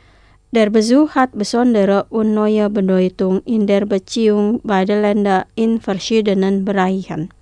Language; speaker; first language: German; non-native, fluent; Indonesian